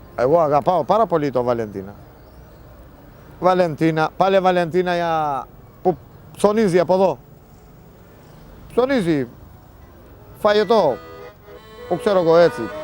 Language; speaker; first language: Greek; non-native, learner; Italian